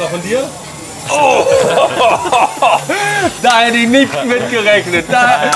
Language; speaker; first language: German; native; German